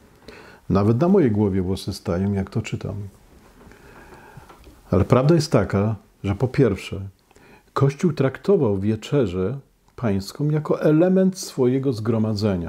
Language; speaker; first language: Polish; native; Polish